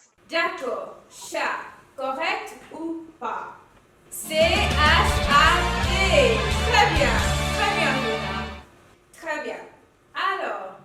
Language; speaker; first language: French; non-native, fluent; English